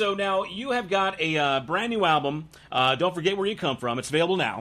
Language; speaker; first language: English; native; English